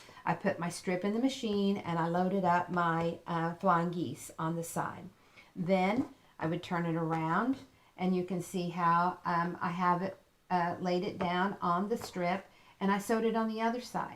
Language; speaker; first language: English; native; English